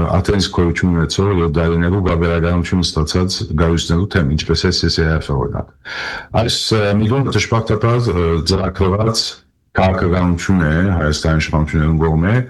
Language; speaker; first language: Armenian; early bilingual, heritage; Armenian